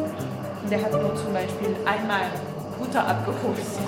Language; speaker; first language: German; non-native, learner; French